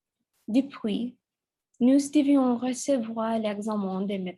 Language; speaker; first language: French; non-native, learner; English